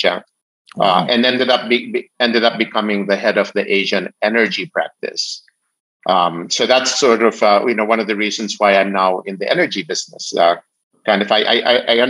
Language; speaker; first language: English; non-native, local second language; Filipino